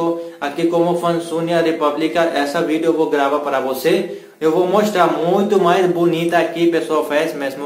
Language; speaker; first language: Portuguese; non-native, learner; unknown